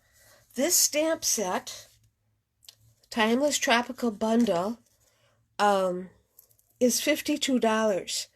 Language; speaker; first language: English; native; English